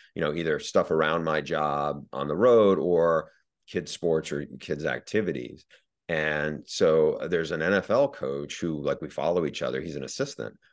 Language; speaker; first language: English; native; English